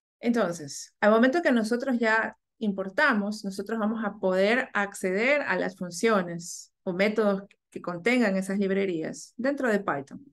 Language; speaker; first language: Spanish; native; Spanish